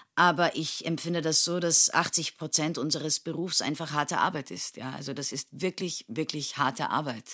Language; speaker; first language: German; non-native, fluent; Turkish